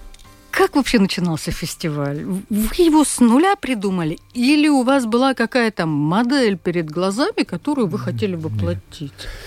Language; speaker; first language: Russian; native; Russian